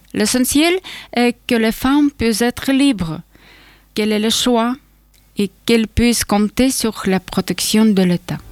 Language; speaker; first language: French; non-native, learner; Ukrainian